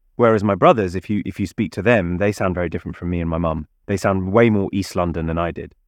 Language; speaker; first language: English; native; English